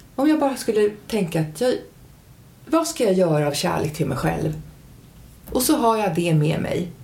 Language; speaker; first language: Swedish; early bilingual, heritage; Swedish